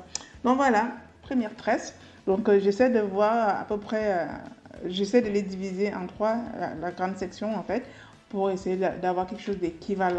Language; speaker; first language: French; native; French